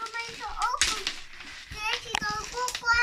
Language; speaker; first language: Finnish; non-native, learner; Estonian